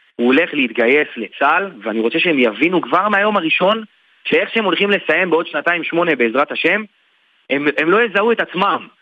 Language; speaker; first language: Hebrew; native; Hebrew